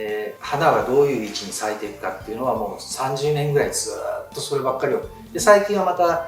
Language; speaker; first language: Japanese; native; Japanese